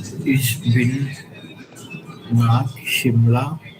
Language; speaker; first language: German; non-native, learner; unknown